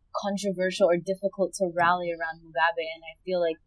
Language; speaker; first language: English; native; English